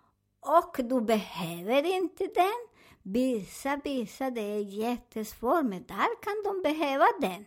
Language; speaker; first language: Swedish; non-native, learner; Spanish